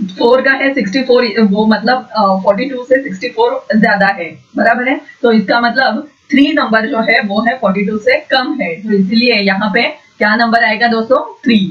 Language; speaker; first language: Hindi; non-native, local second language; Marathi